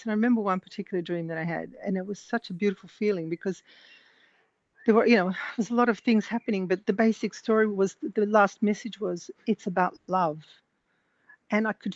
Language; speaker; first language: English; native; English